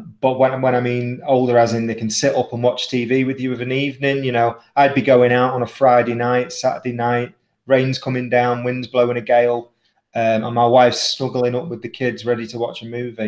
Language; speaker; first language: English; native; English